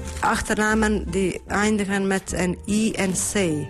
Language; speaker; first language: Dutch; non-native, fluent; Bosnian